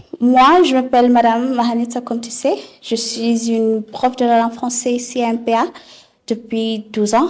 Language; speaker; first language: French; non-native, fluent; Southern Sotho